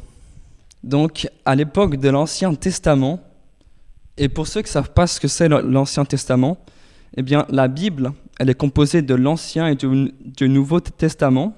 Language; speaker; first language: French; native; French